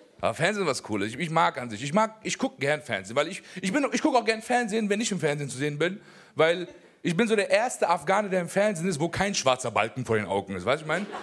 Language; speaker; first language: German; early bilingual, other home language; Persian